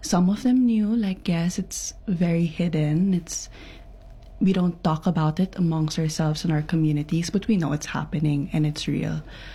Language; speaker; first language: English; non-native, local second language; Filipino